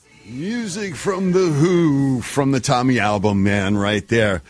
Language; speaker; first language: English; native; English